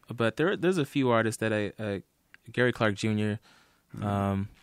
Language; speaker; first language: English; native; English